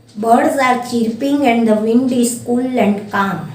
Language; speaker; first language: English; non-native, local second language; Gujarati